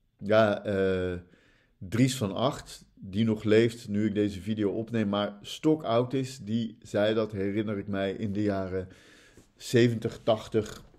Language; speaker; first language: Dutch; native; Dutch